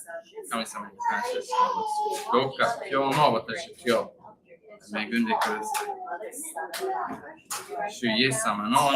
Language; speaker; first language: Japanese; non-native, learner; English